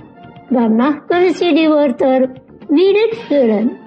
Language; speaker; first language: German; non-native, fluent; Indonesian